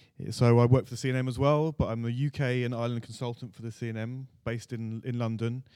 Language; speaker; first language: English; native; English